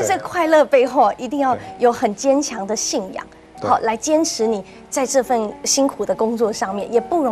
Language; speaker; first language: Chinese; native; Chinese